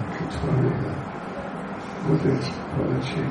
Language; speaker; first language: Russian; non-native, learner; English